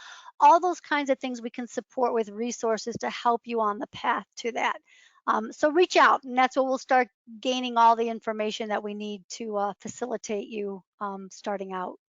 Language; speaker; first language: English; native; English